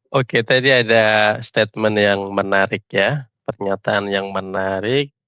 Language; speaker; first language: Indonesian; native; Indonesian